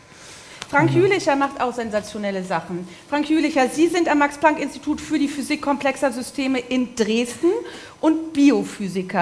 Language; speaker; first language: German; native; German